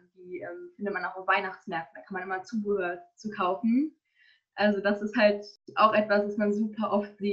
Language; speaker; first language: German; native; German